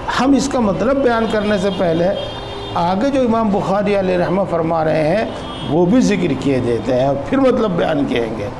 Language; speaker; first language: Urdu; native; Urdu